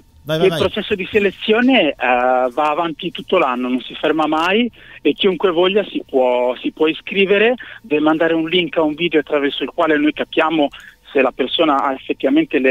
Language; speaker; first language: Italian; native; Italian